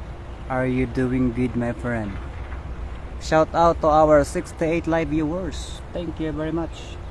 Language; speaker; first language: English; non-native, learner; Filipino